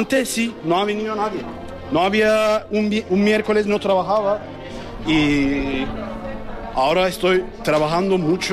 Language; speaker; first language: Spanish; non-native, learner; Turkish